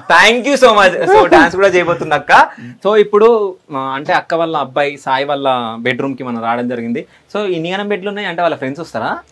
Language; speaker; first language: Telugu; native; Telugu